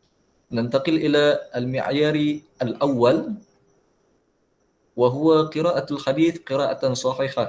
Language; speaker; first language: Arabic; non-native, fluent; Malay